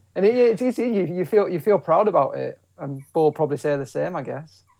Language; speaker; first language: English; native; English